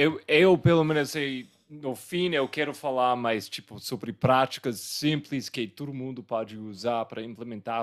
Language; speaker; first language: Portuguese; non-native, fluent; English